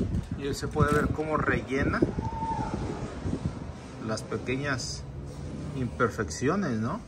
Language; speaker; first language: Spanish; native; Spanish